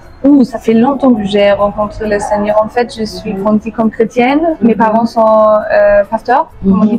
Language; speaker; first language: French; non-native, fluent; German